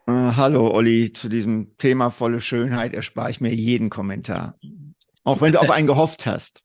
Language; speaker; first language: German; native; German